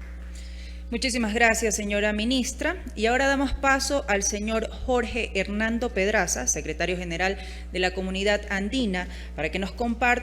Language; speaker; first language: Spanish; native; Spanish